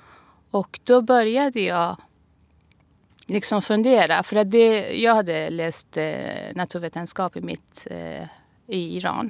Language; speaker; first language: Swedish; non-native, fluent; Persian